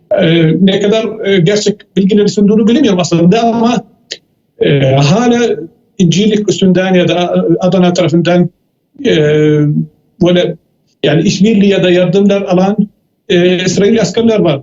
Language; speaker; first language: Turkish; non-native, fluent; Arabic